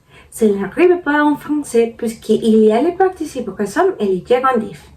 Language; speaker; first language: French; non-native, learner; Spanish